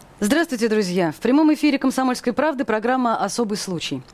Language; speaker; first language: Russian; native; Russian